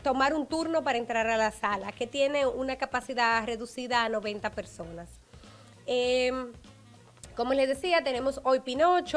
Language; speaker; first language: Spanish; native; Spanish